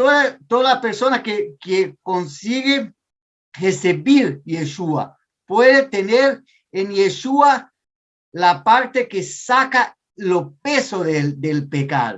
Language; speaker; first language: Spanish; non-native, fluent; Portuguese